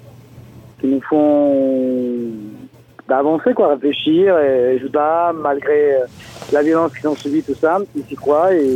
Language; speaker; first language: French; non-native, fluent; Spanish